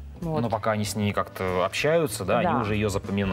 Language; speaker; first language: Russian; native; Russian